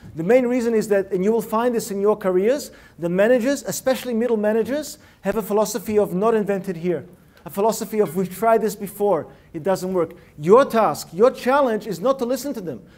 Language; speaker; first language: English; early bilingual, other home language; Russian